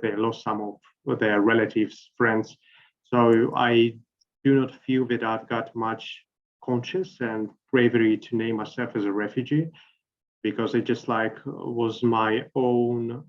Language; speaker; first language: English; non-native, fluent; Russian